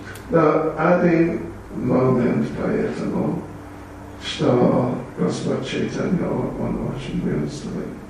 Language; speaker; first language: Russian; non-native, learner; English